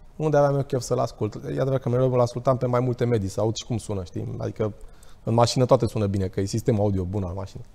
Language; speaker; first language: Romanian; native; Romanian